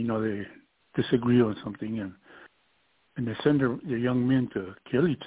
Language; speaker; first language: English; early bilingual, other home language; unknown